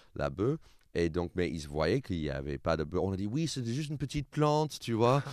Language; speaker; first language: French; non-native, fluent; English